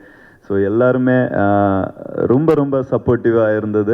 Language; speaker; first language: Tamil; non-native, learner; Kannada